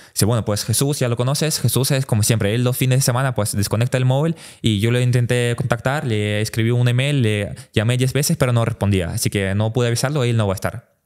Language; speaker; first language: Spanish; early bilingual, other home language; Russian